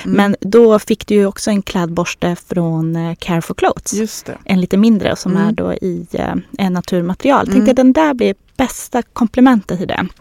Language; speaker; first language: Swedish; native; Swedish